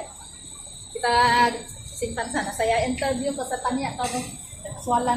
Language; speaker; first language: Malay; non-native, fluent; Filipino